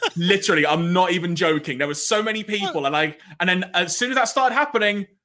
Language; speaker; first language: English; native; English